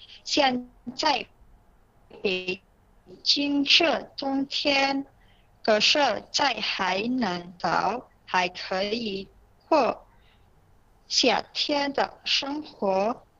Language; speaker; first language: Chinese; non-native, learner; Indonesian